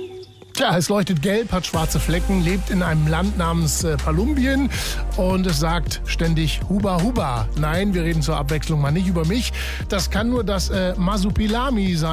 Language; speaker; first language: German; native; German